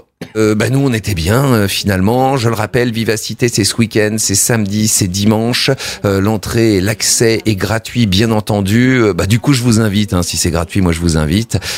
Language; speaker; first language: French; native; French